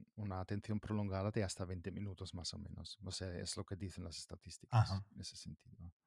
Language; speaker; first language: Spanish; non-native, fluent; German